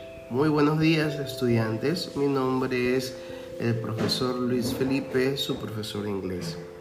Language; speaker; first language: Spanish; native; Spanish